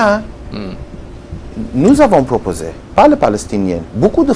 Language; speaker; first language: French; non-native, learner; Hebrew